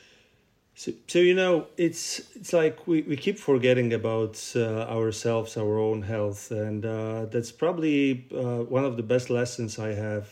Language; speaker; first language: English; non-native, fluent; Russian